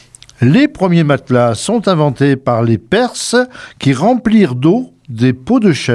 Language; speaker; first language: French; native; French